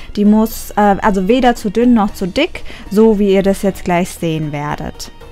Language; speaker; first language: German; early bilingual, other home language; Turkish